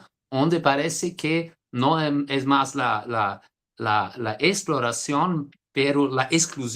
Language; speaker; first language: Spanish; non-native, fluent; Portuguese